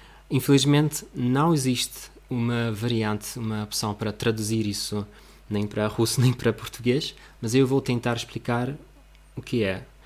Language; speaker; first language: Portuguese; non-native, fluent; Russian